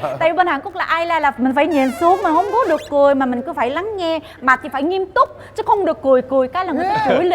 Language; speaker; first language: Vietnamese; non-native, fluent; Korean